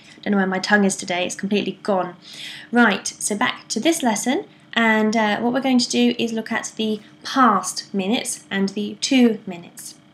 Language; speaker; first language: English; native; English